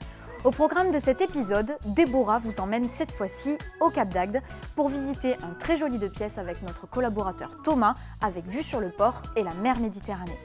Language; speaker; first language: French; native; French